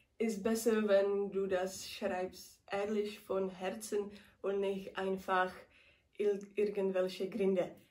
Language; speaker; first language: German; non-native, learner; Czech